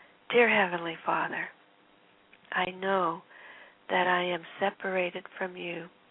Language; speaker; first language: English; native; English